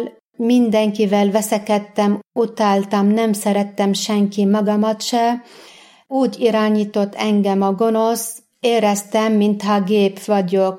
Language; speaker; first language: Hungarian; non-native, fluent; Arabic